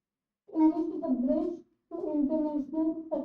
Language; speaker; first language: English; non-native, learner; Hindi